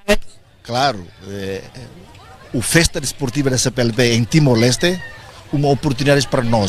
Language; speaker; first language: Portuguese; non-native, local second language; Tetum